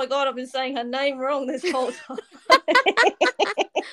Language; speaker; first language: English; native; English